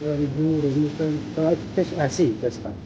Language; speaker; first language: Italian; non-native, learner; Filipino